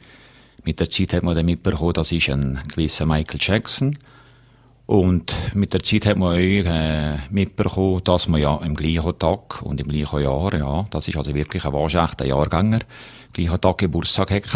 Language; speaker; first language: German; native; German